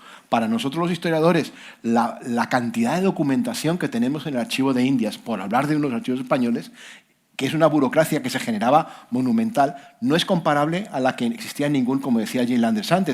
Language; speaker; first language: Spanish; native; Spanish